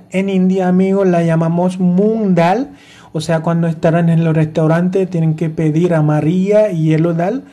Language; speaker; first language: Spanish; non-native, fluent; Hindi